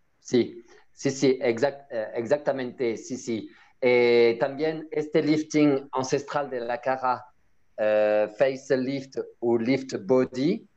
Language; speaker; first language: Spanish; non-native, learner; French